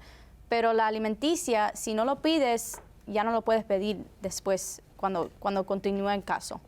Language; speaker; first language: Spanish; early bilingual, heritage; Spanish